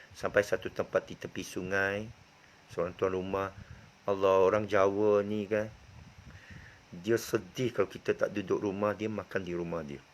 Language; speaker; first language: Malay; non-native, local second language; Chinese